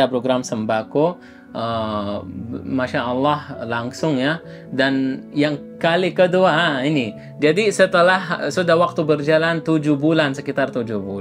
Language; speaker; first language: Indonesian; non-native, fluent; Arabic